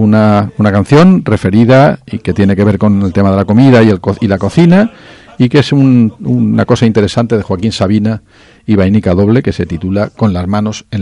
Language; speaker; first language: Spanish; native; Spanish